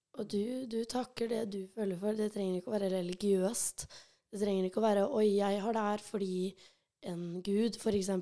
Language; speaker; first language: Norwegian; early bilingual, other home language; Albanian